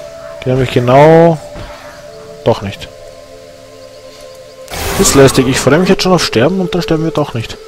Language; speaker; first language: German; native; German